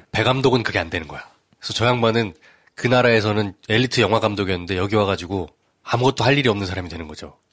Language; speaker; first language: Korean; native; Korean